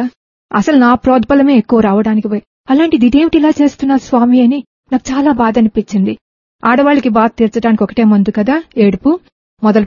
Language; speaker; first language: Telugu; native; Telugu